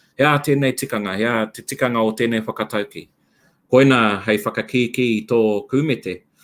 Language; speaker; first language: Māori; non-native, local second language; English